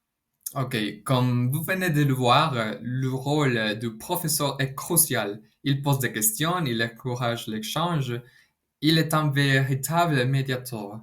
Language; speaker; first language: French; non-native, fluent; Spanish